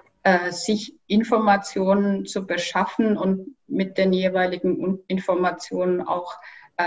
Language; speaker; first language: German; non-native, fluent; Kyrgyz